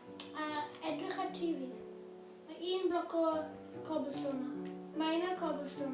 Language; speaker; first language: Welsh; native; Welsh